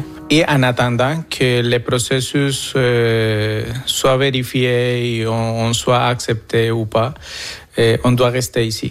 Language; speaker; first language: French; non-native, fluent; Spanish